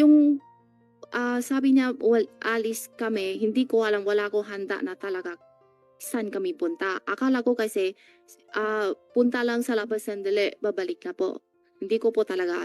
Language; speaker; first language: Filipino; non-native, learner; Chinese